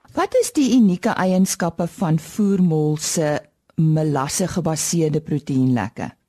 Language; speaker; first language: Afrikaans; native; Afrikaans